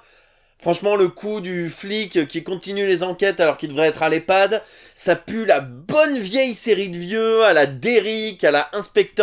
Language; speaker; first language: French; native; French